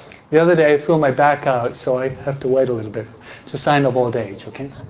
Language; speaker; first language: English; native; English